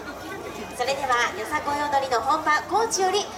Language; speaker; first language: Japanese; native; Japanese